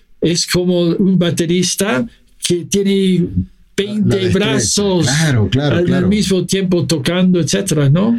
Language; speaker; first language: Spanish; non-native, fluent; English